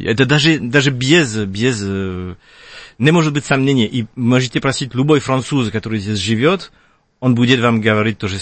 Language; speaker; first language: Russian; non-native, fluent; French